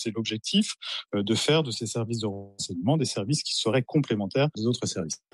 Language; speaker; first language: French; native; French